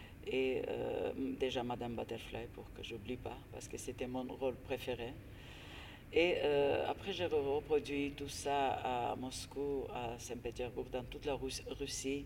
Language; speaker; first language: French; non-native, fluent; Armenian